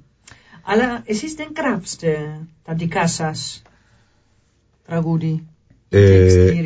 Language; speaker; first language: Greek; non-native, learner; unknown